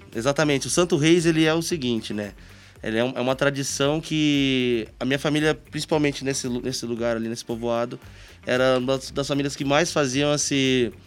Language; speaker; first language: Portuguese; native; Portuguese